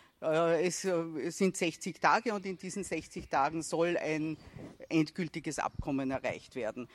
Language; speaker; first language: German; native; German